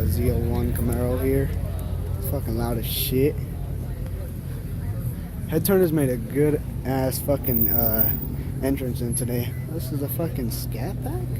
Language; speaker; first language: English; native; English